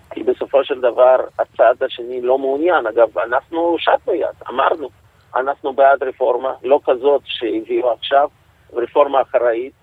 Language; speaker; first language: Hebrew; non-native, fluent; Russian